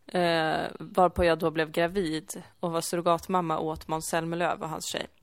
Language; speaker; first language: Swedish; early bilingual, other home language; Kurdish